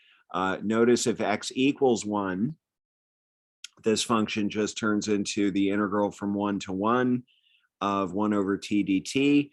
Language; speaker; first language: English; native; English